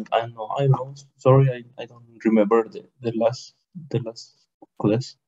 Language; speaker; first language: English; non-native, learner; Spanish